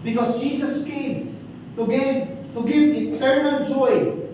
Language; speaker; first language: English; non-native, local second language; Filipino